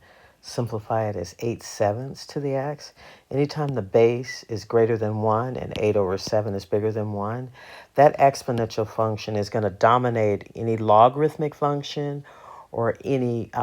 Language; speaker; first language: English; native; English